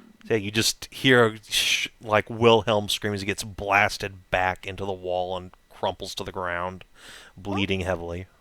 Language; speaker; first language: English; native; English